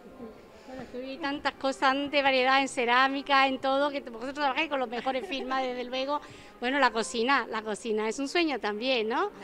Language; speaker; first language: Spanish; native; Spanish